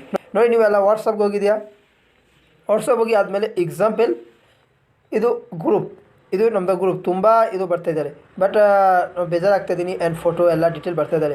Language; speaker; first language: Kannada; non-native, local second language; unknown